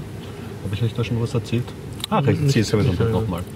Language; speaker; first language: German; native; German